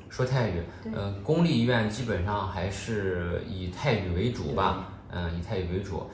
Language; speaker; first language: Chinese; native; Chinese